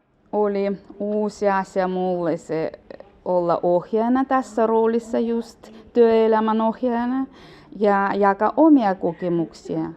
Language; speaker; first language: Finnish; non-native, fluent; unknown